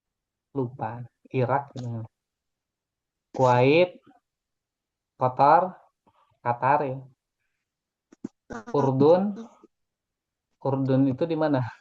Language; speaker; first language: Arabic; non-native, fluent; Indonesian